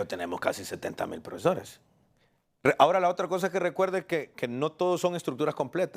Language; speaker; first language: Spanish; native; Spanish